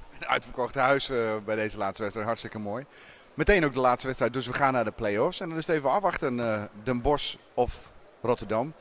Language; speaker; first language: Dutch; native; Dutch